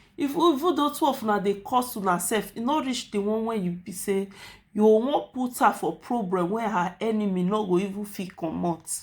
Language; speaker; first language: Nigerian Pidgin; native; Nigerian Pidgin